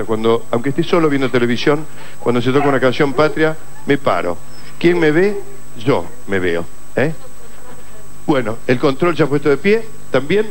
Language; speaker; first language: Spanish; native; Spanish